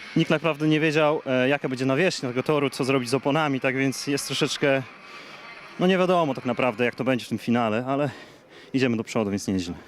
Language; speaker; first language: Polish; native; Polish